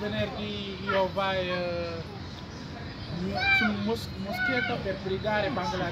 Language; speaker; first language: Italian; non-native, learner; Bangla